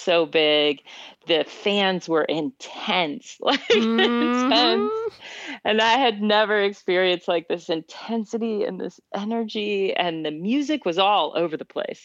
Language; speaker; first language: English; native; English